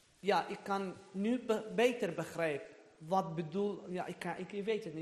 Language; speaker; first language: Dutch; non-native, learner; Persian